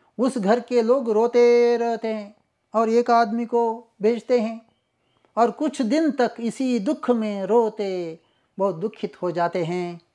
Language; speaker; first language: Hindi; non-native, local second language; Kannada